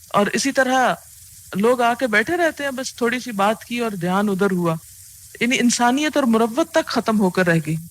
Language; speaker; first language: Urdu; native; Urdu